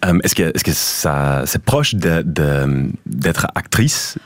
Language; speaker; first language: French; non-native, fluent; Dutch